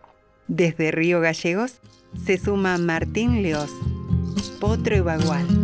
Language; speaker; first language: Spanish; native; Spanish